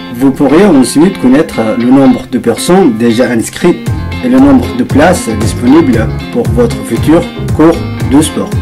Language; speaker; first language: French; non-native, fluent; Arabic